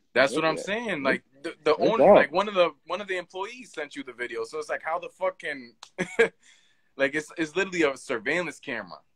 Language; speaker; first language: English; native; English